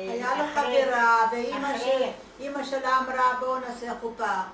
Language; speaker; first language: Hebrew; non-native, fluent; Hungarian